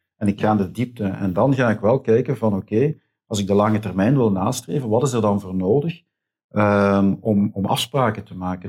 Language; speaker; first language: Dutch; native; Dutch